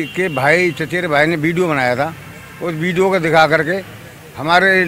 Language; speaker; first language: Hindi; native; Hindi